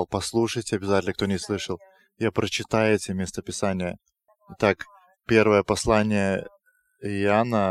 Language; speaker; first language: Russian; non-native, fluent; Lithuanian